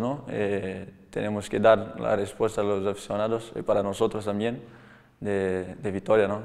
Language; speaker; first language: Spanish; non-native, learner; Portuguese